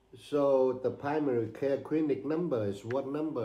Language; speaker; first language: English; non-native, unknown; Vietnamese